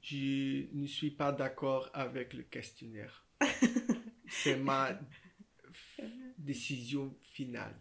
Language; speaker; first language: French; non-native, learner; Portuguese